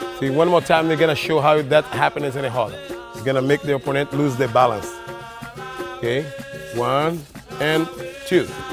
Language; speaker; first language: English; non-native, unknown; Portuguese